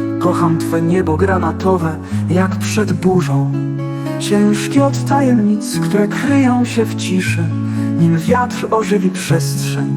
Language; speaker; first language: Polish; native; Polish